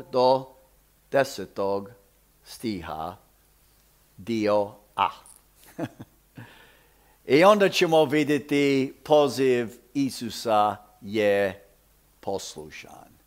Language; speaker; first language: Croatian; early bilingual, heritage; Croatian